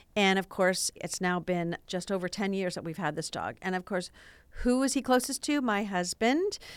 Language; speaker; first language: English; native; English